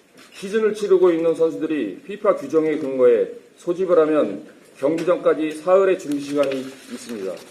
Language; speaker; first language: Korean; native; Korean